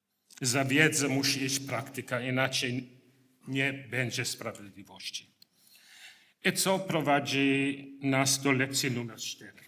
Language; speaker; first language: Polish; non-native, learner; English